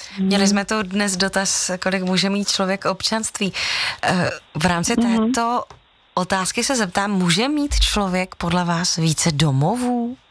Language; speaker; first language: Czech; native; Czech